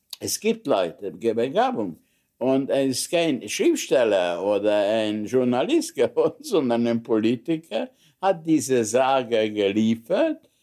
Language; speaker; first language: German; non-native, fluent; Hungarian